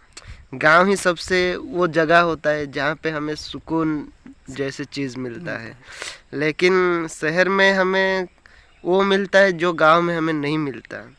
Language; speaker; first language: Hindi; non-native, local second language; Odia